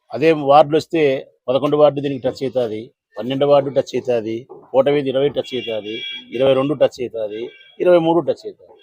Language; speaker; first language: Telugu; native; Telugu